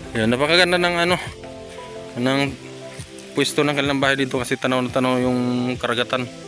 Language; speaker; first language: Filipino; non-native, local second language; Bikol